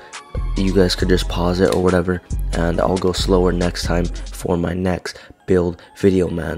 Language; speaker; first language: English; native; English